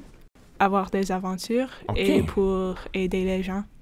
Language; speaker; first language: French; non-native, local second language; English